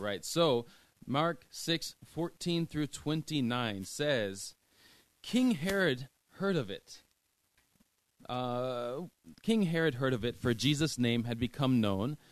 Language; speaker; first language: English; native; English